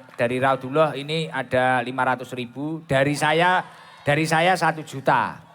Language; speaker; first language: Indonesian; non-native, local second language; Javanese